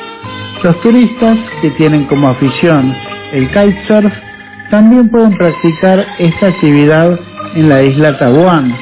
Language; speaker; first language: Spanish; non-native, fluent; Indonesian